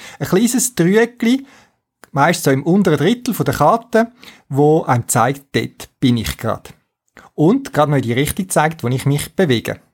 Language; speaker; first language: German; native; German